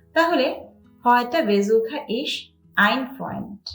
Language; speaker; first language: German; non-native, learner; Bangla